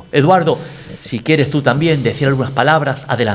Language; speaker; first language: Spanish; native; Spanish